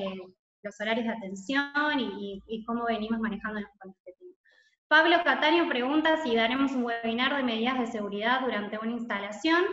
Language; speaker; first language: Spanish; native; Spanish